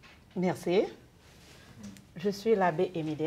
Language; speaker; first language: French; non-native, local second language; Haitian Creole